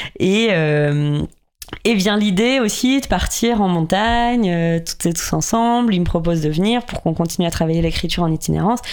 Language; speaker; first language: French; native; French